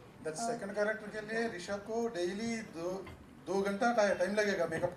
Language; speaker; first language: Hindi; non-native, local second language; Telugu